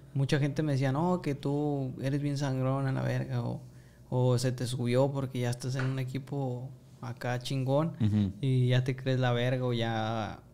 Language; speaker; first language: Spanish; native; Spanish